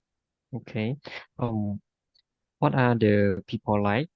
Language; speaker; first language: English; non-native, learner; Khmer